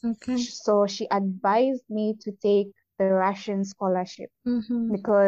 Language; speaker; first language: English; non-native, local second language; Bemba